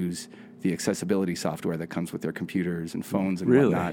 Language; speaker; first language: English; native; English